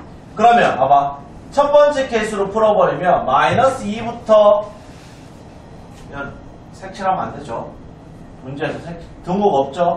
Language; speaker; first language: Korean; native; Korean